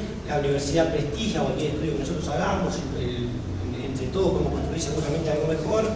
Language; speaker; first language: Spanish; native; Spanish